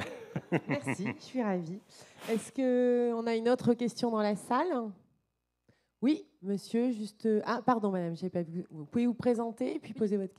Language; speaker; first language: French; native; French